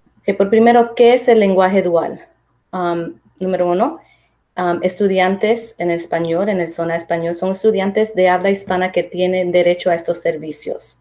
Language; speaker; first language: Spanish; early bilingual, heritage; Spanish